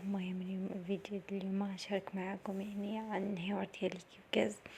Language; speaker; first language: Arabic; native; Arabic